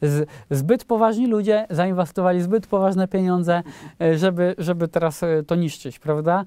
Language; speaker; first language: Polish; native; Polish